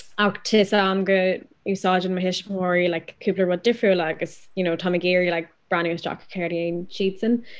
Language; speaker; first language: Irish; non-native, local second language; English